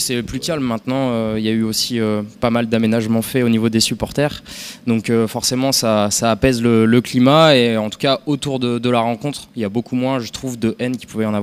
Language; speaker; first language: French; native; French